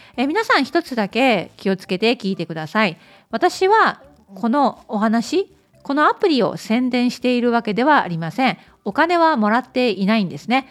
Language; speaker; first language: Japanese; native; Japanese